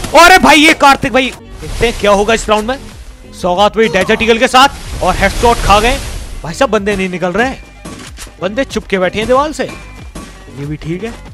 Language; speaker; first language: Hindi; native; Hindi